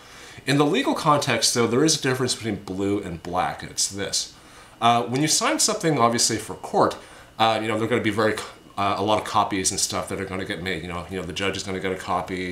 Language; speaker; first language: English; native; English